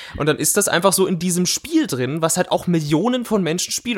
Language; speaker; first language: German; native; German